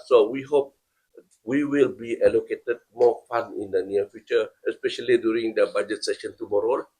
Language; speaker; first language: English; non-native, local second language; Malay